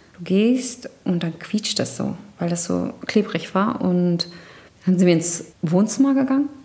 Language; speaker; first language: German; early bilingual, other home language; Turkish